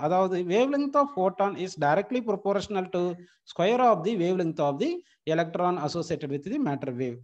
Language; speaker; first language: English; non-native, local second language; Tamil